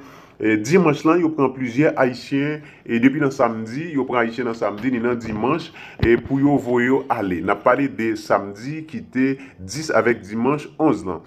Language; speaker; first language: Haitian Creole; native; Haitian Creole